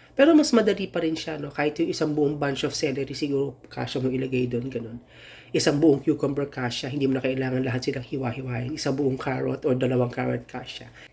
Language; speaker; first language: Filipino; native; Filipino